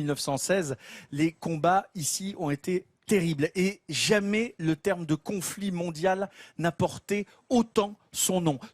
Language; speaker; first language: French; native; French